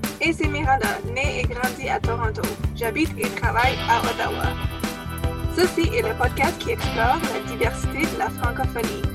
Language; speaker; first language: French; non-native, fluent; English